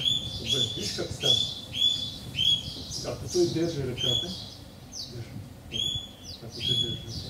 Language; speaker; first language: Bulgarian; non-native, learner; Russian